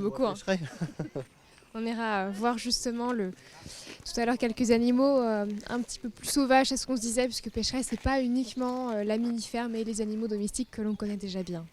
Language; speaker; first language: French; native; French